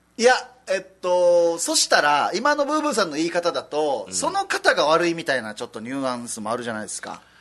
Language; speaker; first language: Japanese; native; Japanese